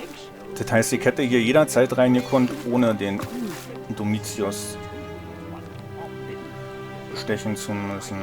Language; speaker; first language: German; native; German